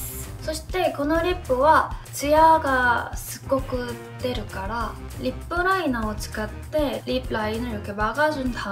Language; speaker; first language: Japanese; non-native, fluent; Korean